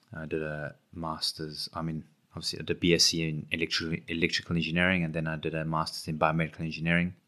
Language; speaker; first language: English; native; English